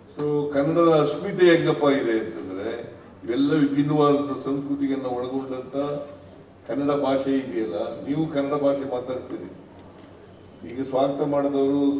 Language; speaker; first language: Kannada; native; Kannada